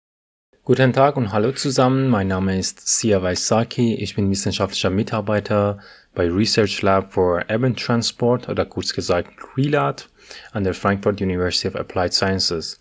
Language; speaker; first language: German; non-native, fluent; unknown